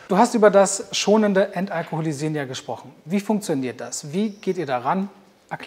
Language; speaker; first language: German; native; German